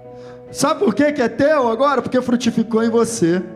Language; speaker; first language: Portuguese; native; Portuguese